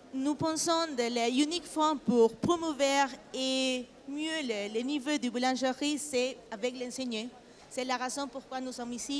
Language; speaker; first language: French; non-native, learner; Spanish